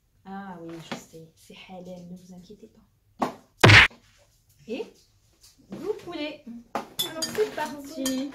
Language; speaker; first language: French; native; French